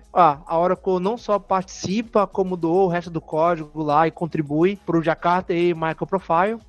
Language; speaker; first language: Portuguese; native; Portuguese